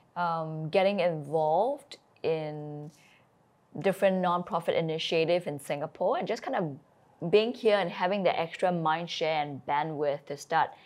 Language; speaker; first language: English; native; English